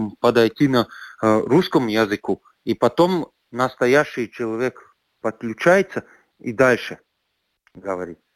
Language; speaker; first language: Russian; non-native, local second language; Latvian